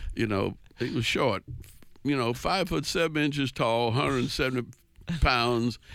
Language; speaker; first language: English; native; English